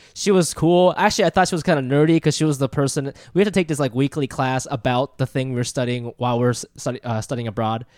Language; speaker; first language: English; native; English